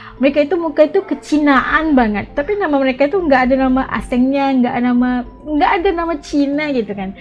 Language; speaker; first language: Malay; native; Malay